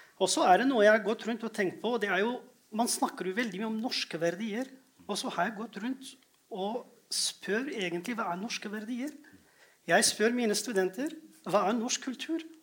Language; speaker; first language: Norwegian; non-native, fluent; Kurdish